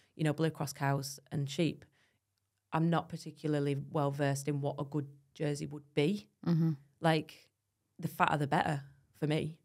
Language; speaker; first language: English; native; English